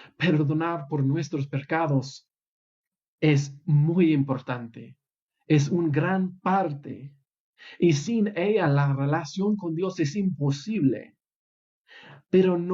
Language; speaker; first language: Spanish; non-native, fluent; English